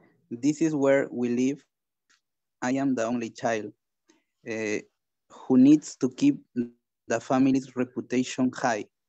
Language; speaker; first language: English; non-native, learner; Spanish